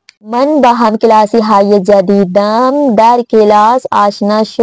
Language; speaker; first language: Persian; non-native, fluent; Urdu